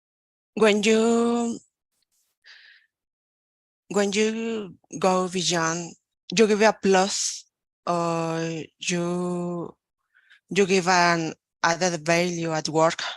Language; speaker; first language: English; non-native, learner; Spanish